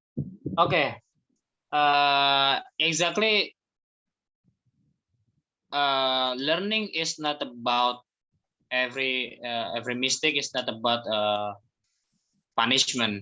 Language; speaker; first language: English; non-native, fluent; Indonesian